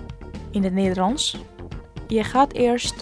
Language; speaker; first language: Dutch; non-native, fluent; Indonesian